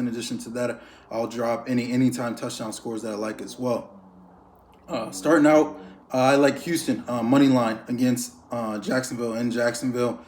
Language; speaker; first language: English; native; English